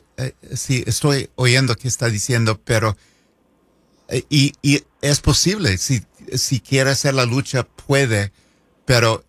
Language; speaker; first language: Spanish; non-native, fluent; English